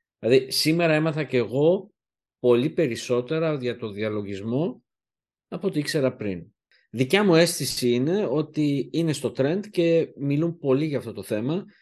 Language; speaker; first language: Greek; native; Greek